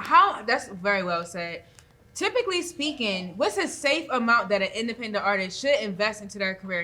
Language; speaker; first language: English; native; English